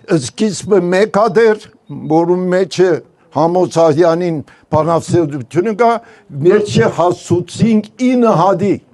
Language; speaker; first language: Armenian; non-native, local second language; Turkish